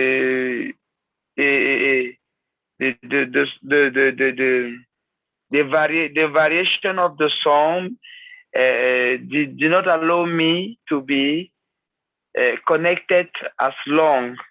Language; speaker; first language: English; non-native, learner; French